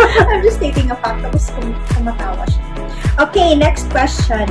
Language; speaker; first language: English; non-native, local second language; Cebuano